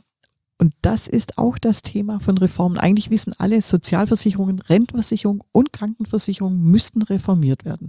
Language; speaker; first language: German; native; German